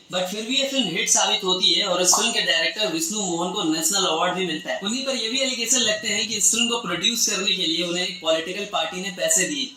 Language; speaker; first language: Hindi; native; Hindi